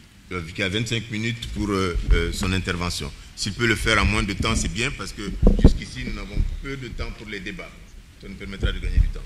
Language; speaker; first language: French; non-native, local second language; Bambara